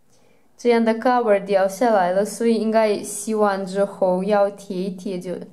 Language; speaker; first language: Chinese; non-native, fluent; Russian